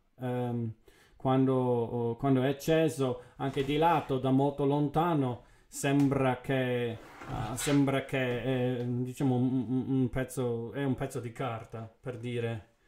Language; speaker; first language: Italian; non-native, fluent; English